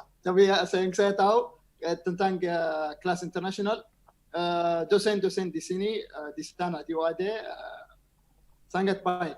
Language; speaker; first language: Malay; non-native, learner; Arabic